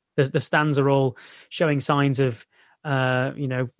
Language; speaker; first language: English; native; English